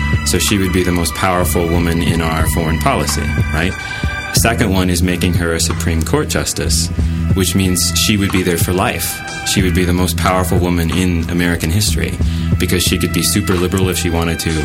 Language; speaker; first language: English; native; English